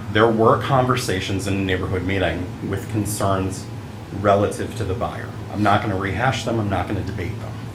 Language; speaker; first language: English; early bilingual, other home language; Italian